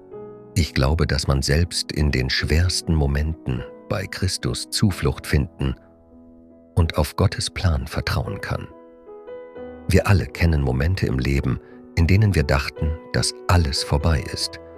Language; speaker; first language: German; non-native, fluent; Persian